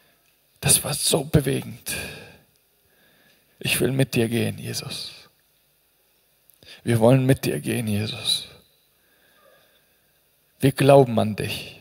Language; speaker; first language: German; native; German